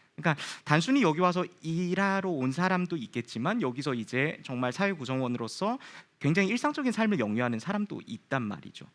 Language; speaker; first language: Korean; native; Korean